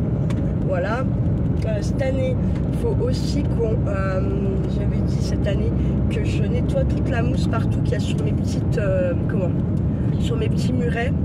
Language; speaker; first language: French; native; French